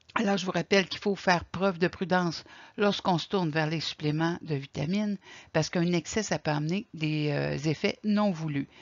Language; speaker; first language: French; native; French